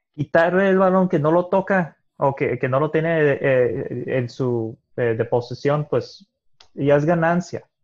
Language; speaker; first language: Spanish; early bilingual, heritage; Spanish